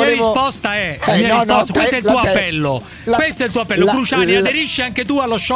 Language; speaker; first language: Italian; native; Italian